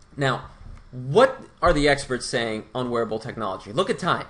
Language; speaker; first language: English; non-native, fluent; Portuguese